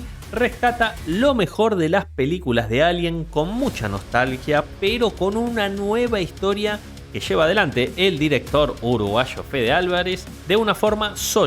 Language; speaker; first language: Spanish; native; Spanish